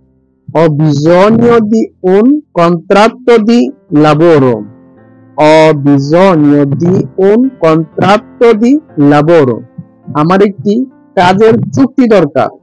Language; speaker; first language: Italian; non-native, learner; Bangla